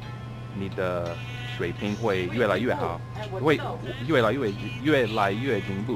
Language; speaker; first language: Cantonese; non-native, learner; English